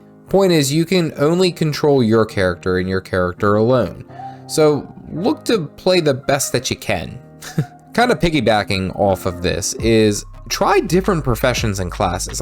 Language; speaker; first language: English; native; English